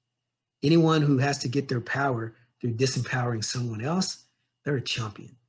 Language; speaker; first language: English; native; English